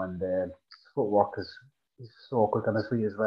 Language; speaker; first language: English; native; English